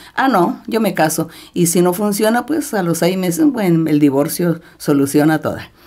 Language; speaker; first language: Spanish; native; Spanish